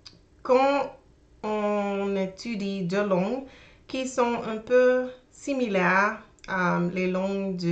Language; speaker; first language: French; non-native, learner; English